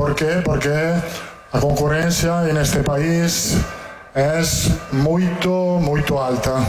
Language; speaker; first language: Portuguese; non-native, fluent; Italian